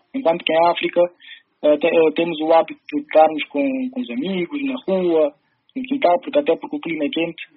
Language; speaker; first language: Portuguese; early bilingual, other home language; Upper Guinea Crioulo